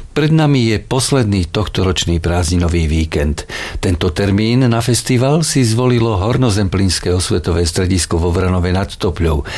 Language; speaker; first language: Slovak; native; Slovak